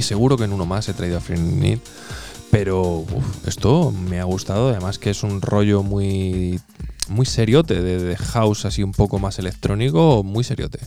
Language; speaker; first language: Spanish; native; Spanish